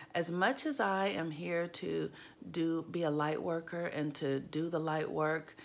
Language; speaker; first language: English; native; English